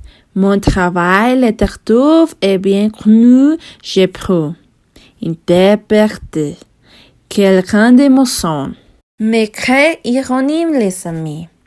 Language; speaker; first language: French; non-native, learner; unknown